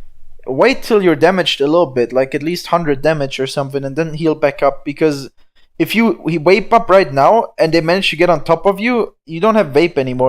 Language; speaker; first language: English; non-native, fluent; German